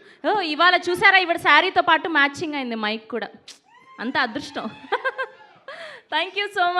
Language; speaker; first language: Telugu; native; Telugu